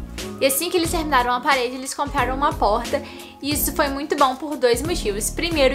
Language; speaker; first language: Portuguese; native; Portuguese